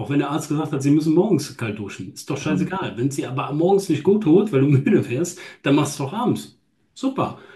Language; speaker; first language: German; native; German